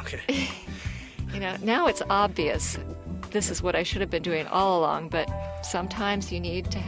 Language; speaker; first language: English; native; English